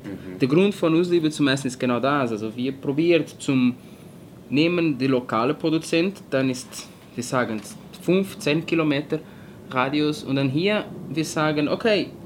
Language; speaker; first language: German; non-native, fluent; Portuguese